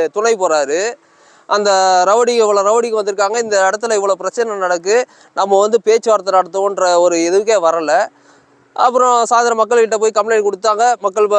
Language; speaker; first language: Tamil; native; Tamil